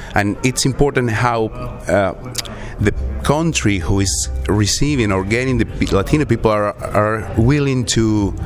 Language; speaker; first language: English; non-native, learner; Spanish